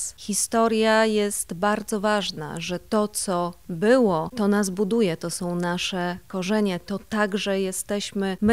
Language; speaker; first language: Polish; native; Polish